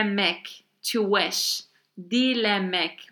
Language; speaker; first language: Turkish; non-native, learner; English